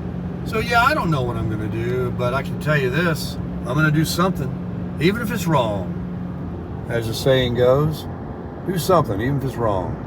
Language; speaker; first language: English; native; English